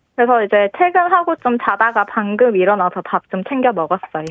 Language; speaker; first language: Korean; native; Korean